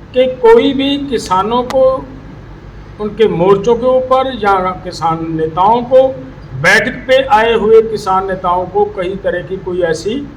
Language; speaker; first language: Hindi; non-native, local second language; Punjabi